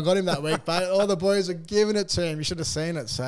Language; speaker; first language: English; native; English